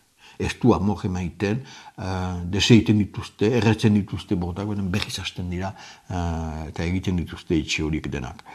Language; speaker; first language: Basque; native; Basque